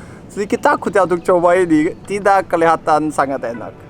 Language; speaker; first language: Indonesian; non-native, learner; Norwegian